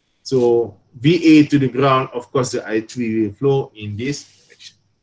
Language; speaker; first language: English; non-native, local second language; Malay